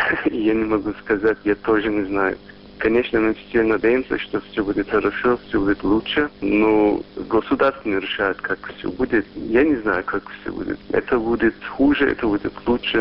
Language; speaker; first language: Russian; non-native, learner; Turkish